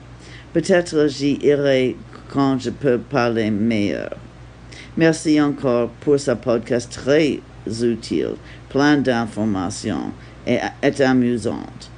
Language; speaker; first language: French; non-native, learner; English